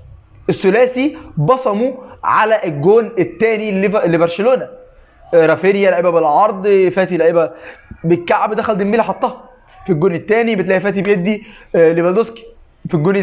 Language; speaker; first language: Arabic; native; Arabic